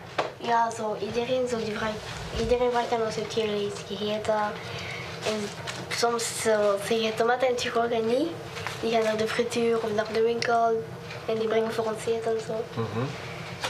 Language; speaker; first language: Dutch; non-native, local second language; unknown